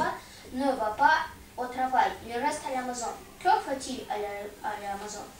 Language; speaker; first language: French; non-native, learner; Russian